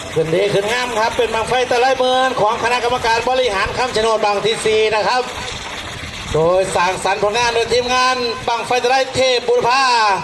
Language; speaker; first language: Thai; native; Thai